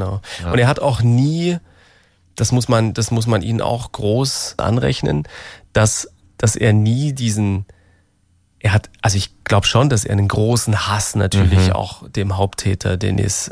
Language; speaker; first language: German; native; German